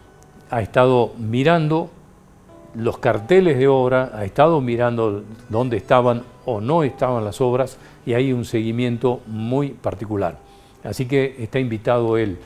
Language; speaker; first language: Spanish; native; Spanish